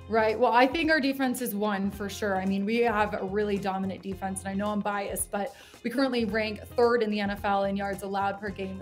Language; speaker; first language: English; native; English